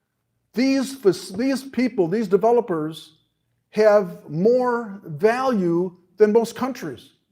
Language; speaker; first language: English; native; English